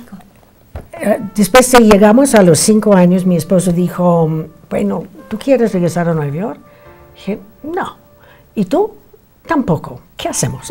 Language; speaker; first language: Spanish; non-native, fluent; English